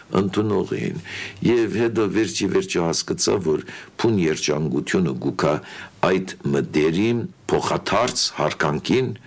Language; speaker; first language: Armenian; early bilingual, heritage; Armenian